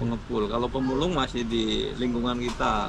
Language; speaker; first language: Indonesian; native; Indonesian